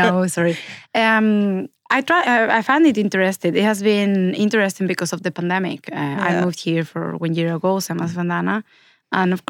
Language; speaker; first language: English; non-native, fluent; Spanish